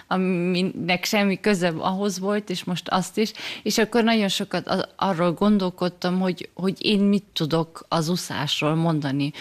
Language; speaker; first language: Hungarian; early bilingual, heritage; German